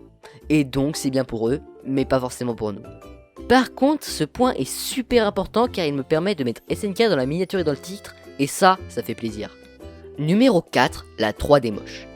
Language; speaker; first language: French; native; French